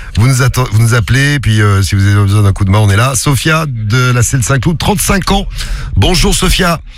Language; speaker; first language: French; native; French